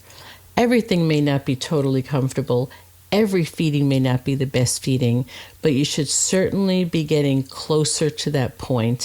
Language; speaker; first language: English; native; English